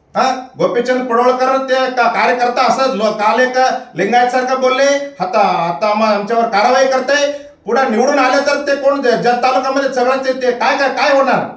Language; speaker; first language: Marathi; non-native, local second language; Kannada